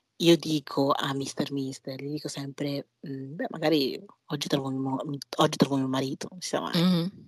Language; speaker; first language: Italian; native; Italian